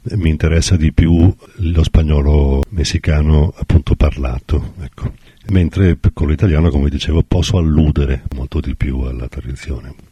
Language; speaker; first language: Italian; native; Italian